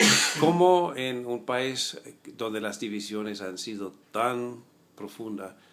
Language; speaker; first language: Spanish; non-native, fluent; English